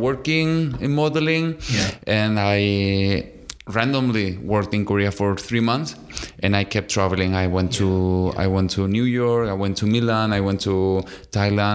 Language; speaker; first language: English; non-native, fluent; Spanish